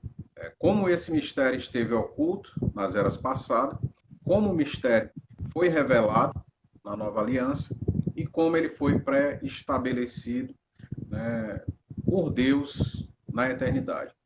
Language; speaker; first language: Portuguese; native; Portuguese